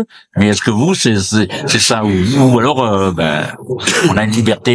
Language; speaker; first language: French; native; French